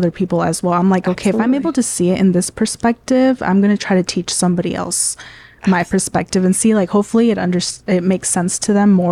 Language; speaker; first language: English; early bilingual, other home language; Spanish